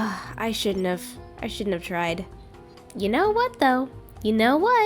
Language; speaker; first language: English; native; English